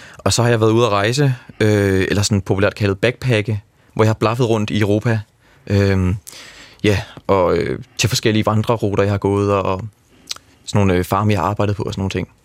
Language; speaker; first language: Danish; native; Danish